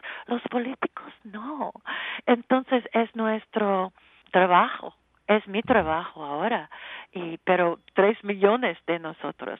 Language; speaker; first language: Spanish; non-native, learner; English